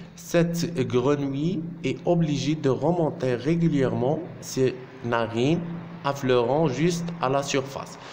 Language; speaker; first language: French; non-native, local second language; Arabic